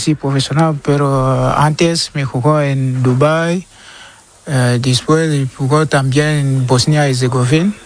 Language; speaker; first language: Spanish; non-native, learner; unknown